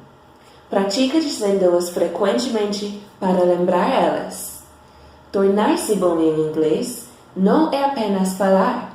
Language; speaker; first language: Portuguese; non-native, fluent; English